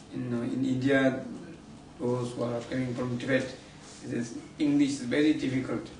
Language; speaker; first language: English; non-native, learner; Tibetan